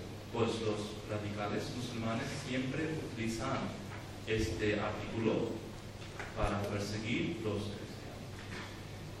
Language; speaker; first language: Spanish; non-native, learner; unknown